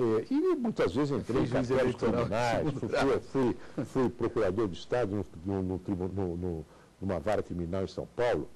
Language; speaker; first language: Portuguese; native; Portuguese